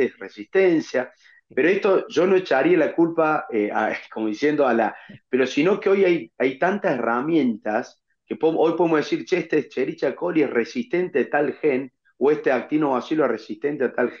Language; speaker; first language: Spanish; native; Spanish